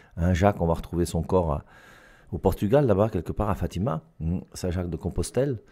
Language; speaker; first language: French; native; French